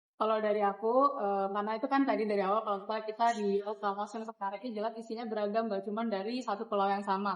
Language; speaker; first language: Indonesian; native; Indonesian